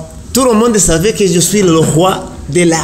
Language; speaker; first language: French; non-native, learner; Rundi